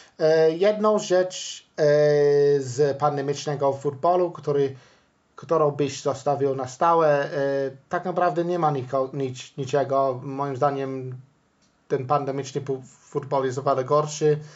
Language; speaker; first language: Polish; non-native, fluent; English